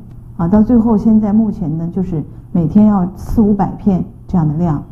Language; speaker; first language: Chinese; native; Chinese